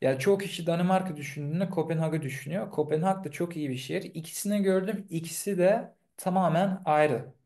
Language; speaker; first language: Turkish; early bilingual, heritage; Turkish